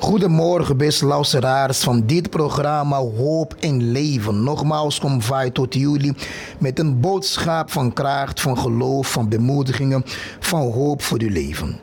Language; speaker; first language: Dutch; non-native, fluent; Portuguese